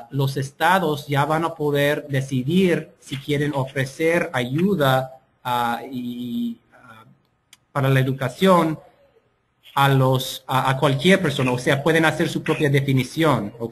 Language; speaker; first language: Spanish; non-native, fluent; English